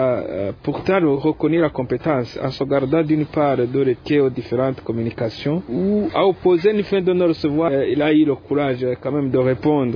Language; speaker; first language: French; non-native, local second language; Rundi